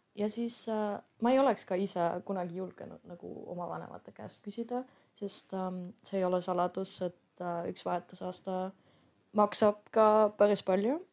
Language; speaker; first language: Estonian; non-native, fluent; German